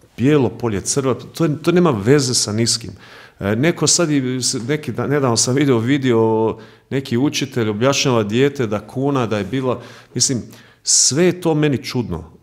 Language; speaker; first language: Croatian; early bilingual, heritage; Croatian